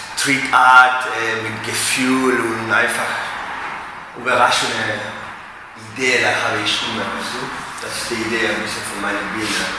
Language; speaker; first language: German; non-native, learner; Spanish